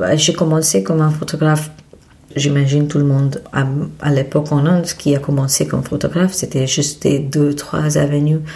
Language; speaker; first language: French; non-native, fluent; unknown